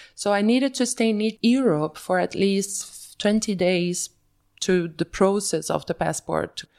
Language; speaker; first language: English; early bilingual, other home language; Portuguese